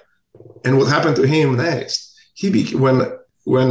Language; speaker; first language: English; non-native, fluent; Polish